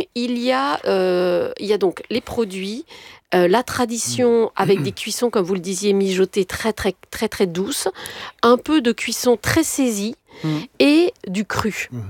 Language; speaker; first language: French; native; French